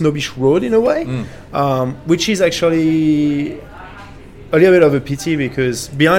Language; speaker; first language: English; non-native, fluent; French